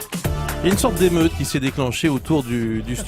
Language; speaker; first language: French; native; French